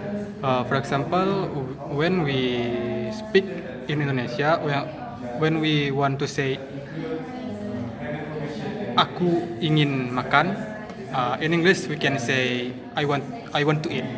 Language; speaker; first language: English; non-native, learner; Indonesian